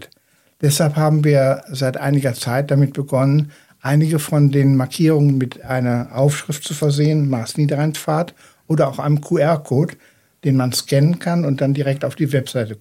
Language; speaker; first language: German; native; German